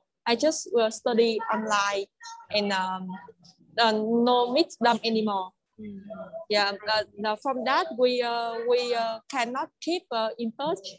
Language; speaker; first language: English; non-native, learner; Vietnamese